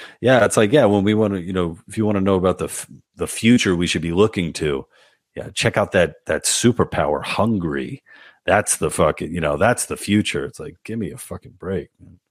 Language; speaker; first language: English; native; English